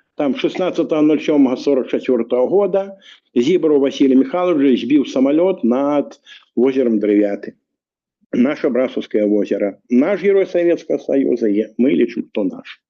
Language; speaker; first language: Belarusian; non-native, local second language; Russian